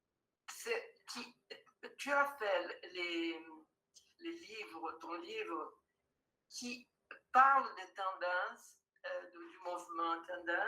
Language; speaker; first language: French; non-native, fluent; Portuguese